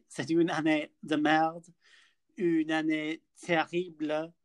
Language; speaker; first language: French; non-native, learner; English